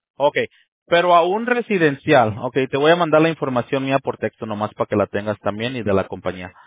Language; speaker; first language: Spanish; early bilingual, heritage; Spanish